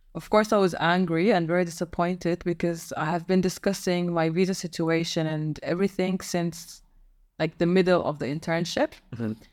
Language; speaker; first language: English; non-native, fluent; Arabic